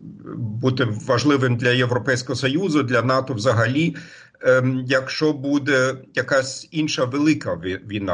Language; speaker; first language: Ukrainian; non-native, fluent; German